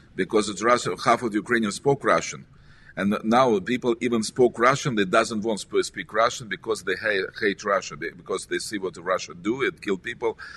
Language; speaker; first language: English; non-native, learner; Russian